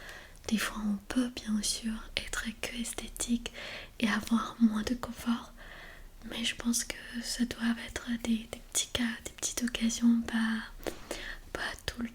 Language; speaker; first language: French; non-native, fluent; Armenian